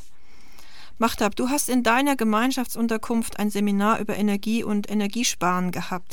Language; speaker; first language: German; native; German